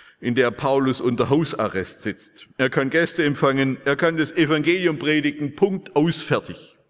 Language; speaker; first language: German; native; German